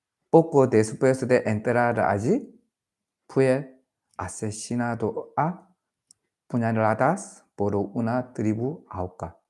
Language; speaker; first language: Spanish; non-native, learner; Korean